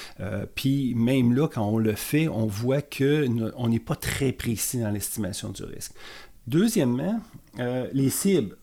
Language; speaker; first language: French; native; French